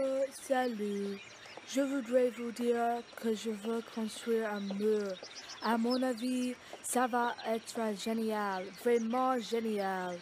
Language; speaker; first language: French; non-native, learner; English